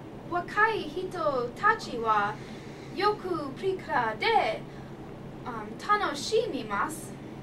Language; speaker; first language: Japanese; non-native, learner; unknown